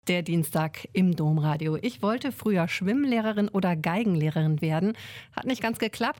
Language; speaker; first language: German; native; German